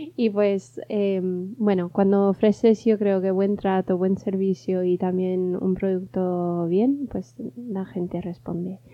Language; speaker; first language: Spanish; non-native, fluent; English